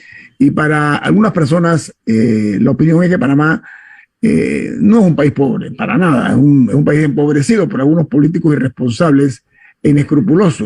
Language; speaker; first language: Spanish; native; Spanish